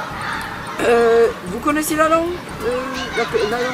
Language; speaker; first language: French; non-native, learner; English